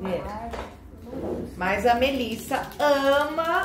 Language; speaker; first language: Portuguese; native; Portuguese